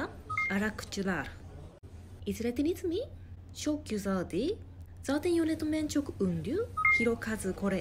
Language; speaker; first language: Turkish; non-native, learner; Japanese